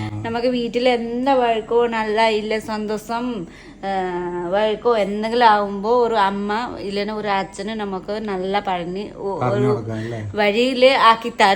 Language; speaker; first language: Malayalam; non-native, learner; Nepali